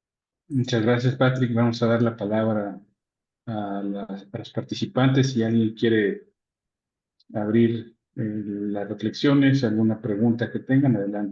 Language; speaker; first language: Spanish; native; Spanish